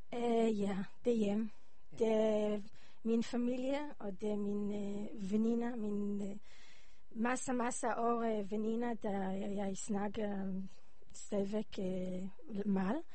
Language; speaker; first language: Danish; non-native, learner; Hebrew